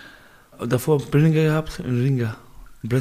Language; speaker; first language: German; non-native, learner; Baluchi